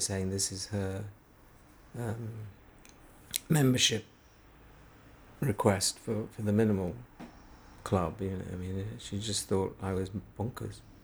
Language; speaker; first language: English; native; English